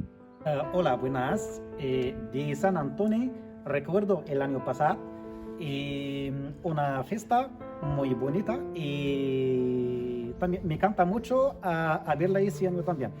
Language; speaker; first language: Spanish; non-native, learner; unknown